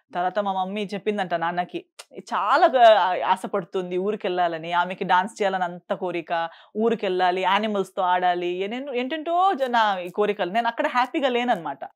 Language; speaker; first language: Telugu; non-native, fluent; Konkani